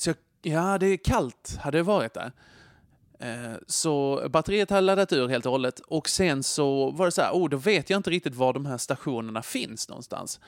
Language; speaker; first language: Swedish; native; Swedish